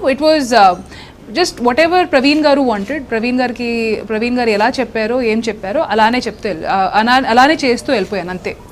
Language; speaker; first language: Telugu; non-native, local second language; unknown